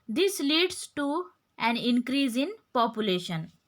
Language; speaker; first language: English; non-native, local second language; Kannada